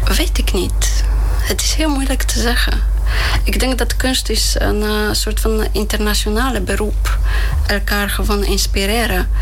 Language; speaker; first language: Dutch; non-native, fluent; Polish